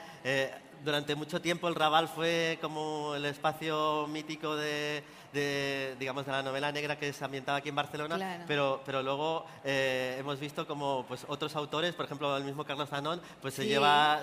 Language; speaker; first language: Spanish; native; Spanish